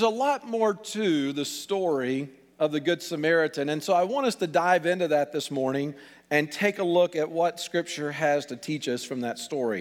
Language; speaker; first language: English; native; English